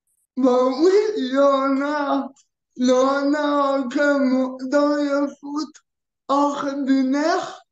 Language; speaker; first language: French; early bilingual, other home language; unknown